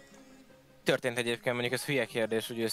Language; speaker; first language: Hungarian; native; Hungarian